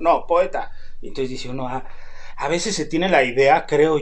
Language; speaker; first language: Spanish; native; Spanish